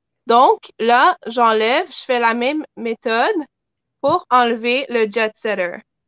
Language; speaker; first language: French; native; French